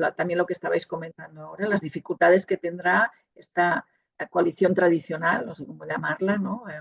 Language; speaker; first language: Spanish; non-native, local second language; Catalan